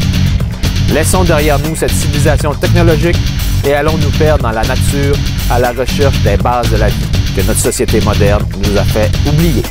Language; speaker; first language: French; native; French